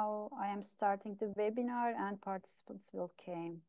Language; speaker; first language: English; non-native, learner; Turkish